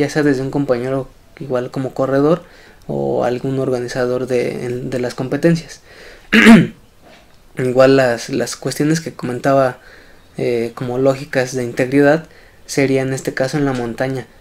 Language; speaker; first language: Spanish; native; Spanish